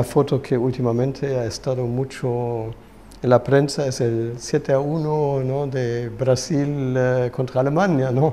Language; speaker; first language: Spanish; non-native, fluent; German